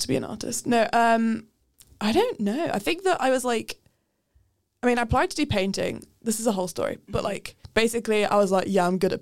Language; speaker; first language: English; native; English